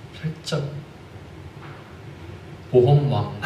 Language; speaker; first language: Korean; native; Korean